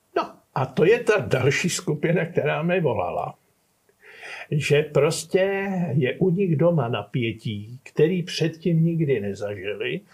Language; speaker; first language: Czech; native; Czech